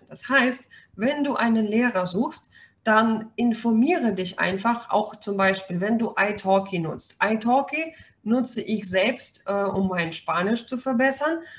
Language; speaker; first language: German; non-native, fluent; Russian